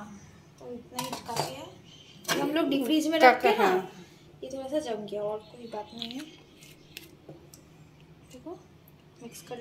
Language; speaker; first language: Hindi; non-native, local second language; Bangla